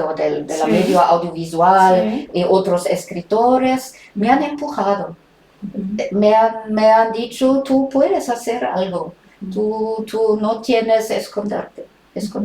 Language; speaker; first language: Spanish; non-native, fluent; German